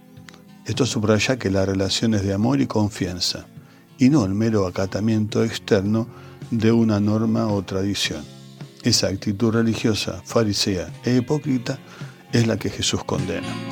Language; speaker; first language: Spanish; native; Spanish